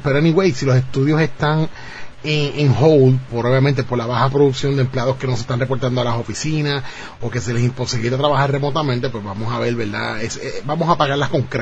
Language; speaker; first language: Spanish; native; Spanish